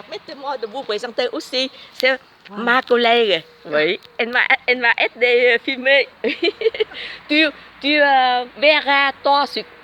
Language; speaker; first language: French; non-native, learner; Vietnamese